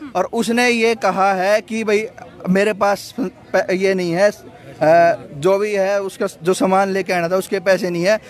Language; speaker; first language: Hindi; native; Hindi